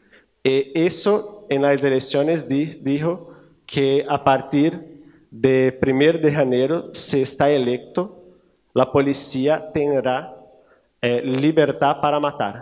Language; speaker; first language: Spanish; non-native, learner; Portuguese